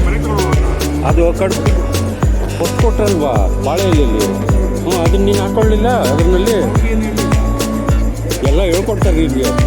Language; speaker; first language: Kannada; native; Kannada